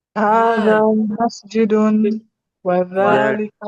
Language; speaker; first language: Arabic; non-native, learner; Indonesian